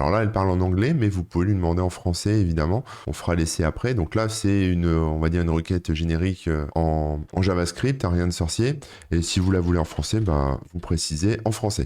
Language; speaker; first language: French; native; French